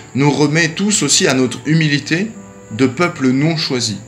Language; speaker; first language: French; native; French